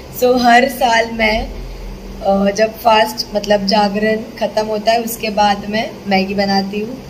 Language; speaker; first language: Hindi; non-native, local second language; Gujarati